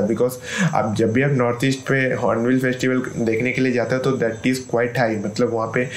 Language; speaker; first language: Hindi; non-native, local second language; Bangla